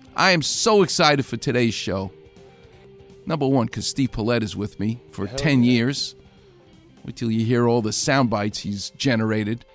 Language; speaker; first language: English; native; English